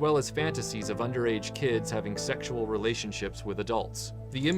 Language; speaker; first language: English; native; English